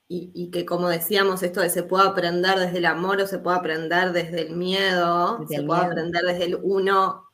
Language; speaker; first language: Spanish; native; Spanish